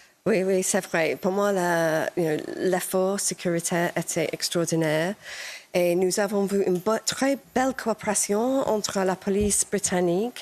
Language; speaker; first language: French; non-native, fluent; English